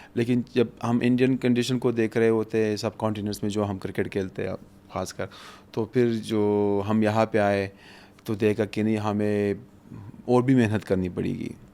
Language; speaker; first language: Urdu; non-native, fluent; Pashto